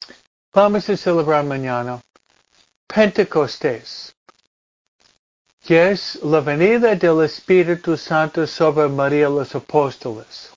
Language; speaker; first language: Spanish; non-native, fluent; English